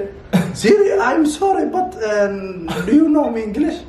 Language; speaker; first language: English; non-native, learner; Somali